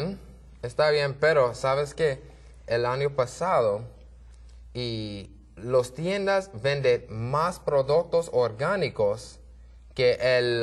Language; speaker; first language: Spanish; non-native, learner; English